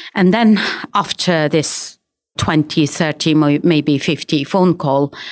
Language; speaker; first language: English; non-native, fluent; Chinese